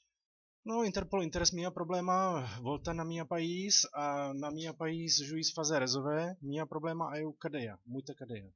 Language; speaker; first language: Portuguese; non-native, learner; Czech